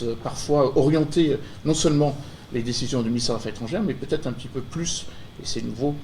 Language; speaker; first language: French; native; French